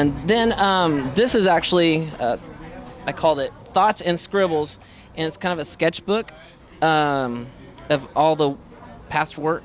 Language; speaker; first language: English; native; English